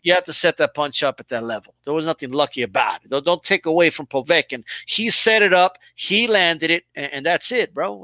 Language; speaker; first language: English; early bilingual, other home language; Spanish